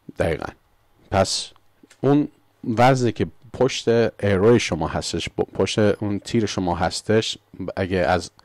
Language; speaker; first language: Persian; early bilingual, heritage; Persian